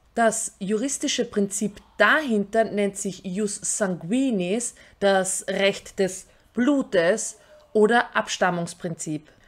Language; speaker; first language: German; early bilingual, other home language; Albanian